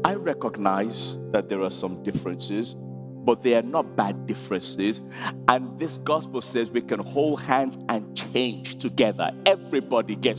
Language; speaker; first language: English; non-native, local second language; Yoruba